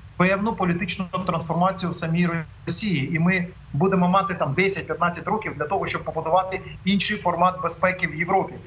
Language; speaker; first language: Ukrainian; native; Ukrainian